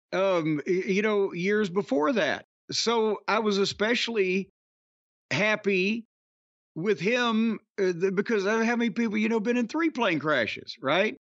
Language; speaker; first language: English; native; English